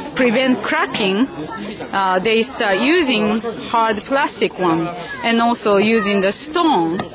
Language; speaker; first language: English; non-native, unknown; Japanese